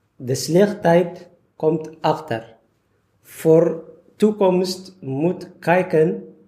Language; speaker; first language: Dutch; non-native, fluent; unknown